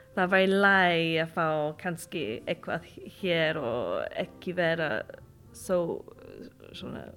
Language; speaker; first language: Icelandic; non-native, fluent; English